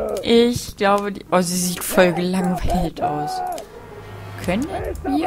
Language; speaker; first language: German; native; German